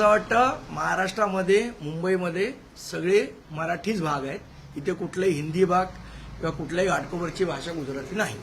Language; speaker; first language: Marathi; native; Marathi